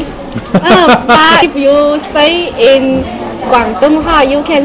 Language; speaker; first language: English; non-native, learner; Chinese